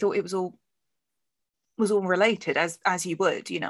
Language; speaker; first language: English; native; English